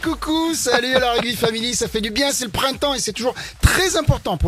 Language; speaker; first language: French; native; French